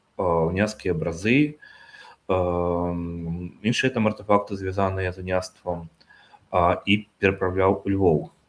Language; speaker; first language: Belarusian; non-native, local second language; Russian